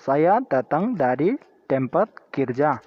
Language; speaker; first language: Indonesian; non-native, learner; Nepali